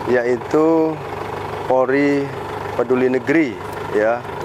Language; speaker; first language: Indonesian; native; Indonesian